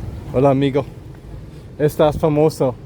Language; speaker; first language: Spanish; non-native, learner; English